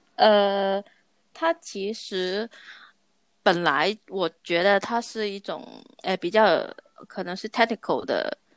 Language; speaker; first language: Chinese; non-native, local second language; Cantonese